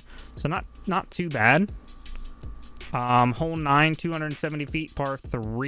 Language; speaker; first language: English; native; English